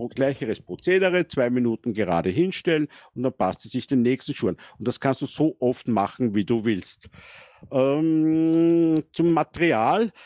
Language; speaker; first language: German; native; German